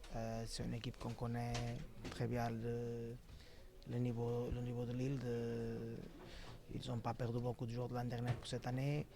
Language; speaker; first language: French; non-native, fluent; Portuguese